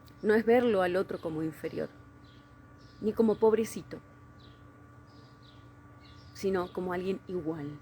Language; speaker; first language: Spanish; native; Spanish